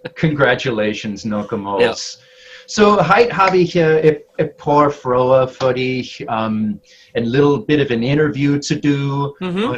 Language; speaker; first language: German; non-native, learner; English